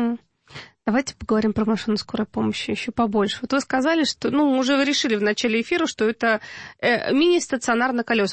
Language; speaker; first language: Russian; native; Russian